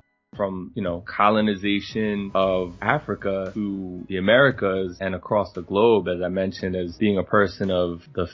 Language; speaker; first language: English; native; English